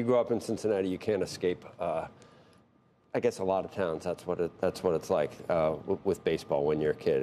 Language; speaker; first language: English; native; English